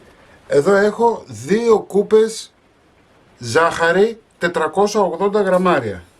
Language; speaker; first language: Greek; native; Greek